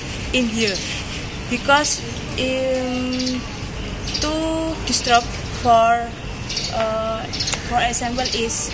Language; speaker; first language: English; non-native, learner; Indonesian